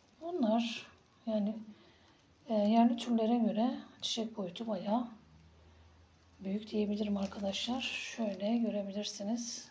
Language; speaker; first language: Turkish; native; Turkish